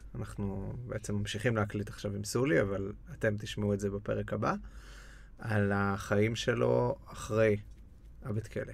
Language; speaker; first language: Hebrew; native; Hebrew